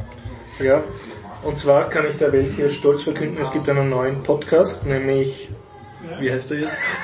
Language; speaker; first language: German; native; German